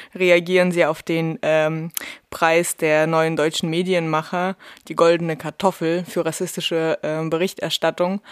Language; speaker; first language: German; early bilingual, other home language; Russian